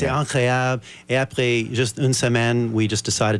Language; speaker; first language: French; non-native, learner; English